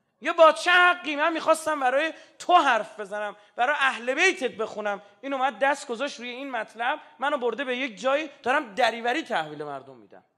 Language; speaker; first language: Persian; native; Persian